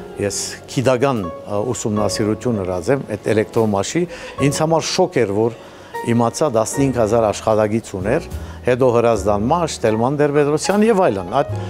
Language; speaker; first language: Armenian; early bilingual, heritage; Armenian